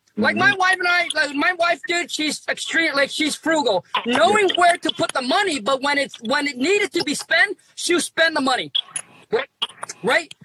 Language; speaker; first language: English; early bilingual, other home language; Vietnamese